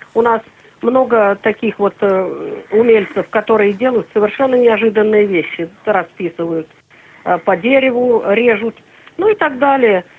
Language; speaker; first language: Russian; native; Russian